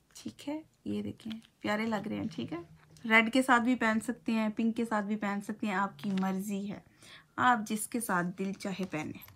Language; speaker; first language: Urdu; native; Urdu